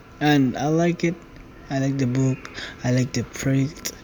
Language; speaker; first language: English; non-native, learner; Spanish